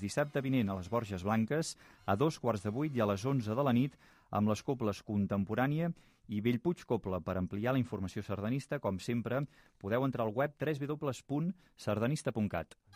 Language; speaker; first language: Catalan; native; Catalan